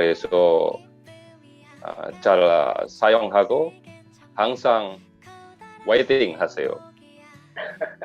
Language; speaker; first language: Korean; non-native, learner; Indonesian